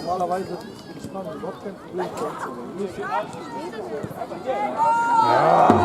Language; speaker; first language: German; non-native, learner; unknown